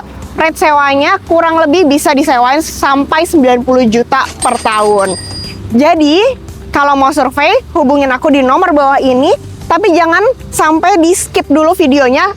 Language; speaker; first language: Indonesian; native; Indonesian